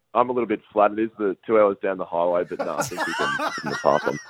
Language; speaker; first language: English; native; English